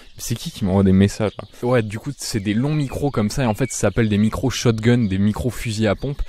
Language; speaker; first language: French; native; French